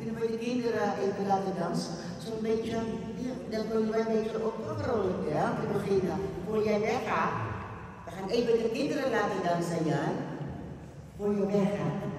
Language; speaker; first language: Dutch; non-native, fluent; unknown